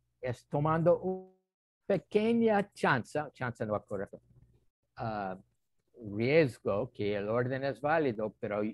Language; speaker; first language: Spanish; non-native, fluent; English